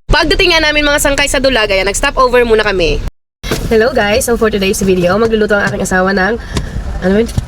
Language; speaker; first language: Filipino; non-native, local second language; Waray